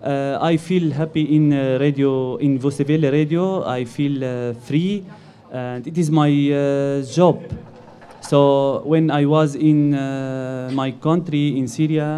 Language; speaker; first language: English; non-native, learner; Arabic